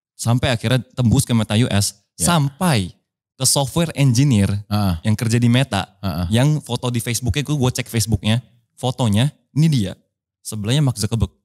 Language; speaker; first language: Indonesian; non-native, local second language; Min Nan Chinese